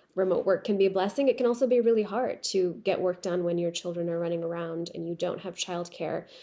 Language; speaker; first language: English; non-native, local second language; Urdu